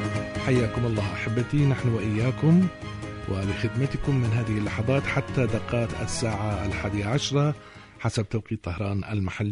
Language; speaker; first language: Arabic; native; Arabic